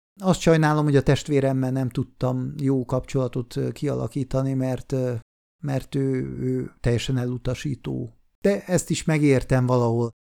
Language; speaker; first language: Hungarian; non-native, fluent; Swiss German